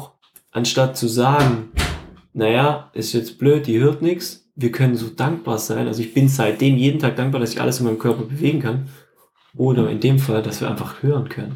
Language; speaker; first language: German; native; German